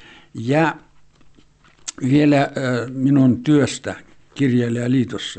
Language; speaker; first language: Finnish; early bilingual, heritage; Finnish